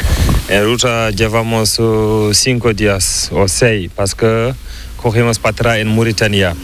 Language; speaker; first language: Spanish; non-native, learner; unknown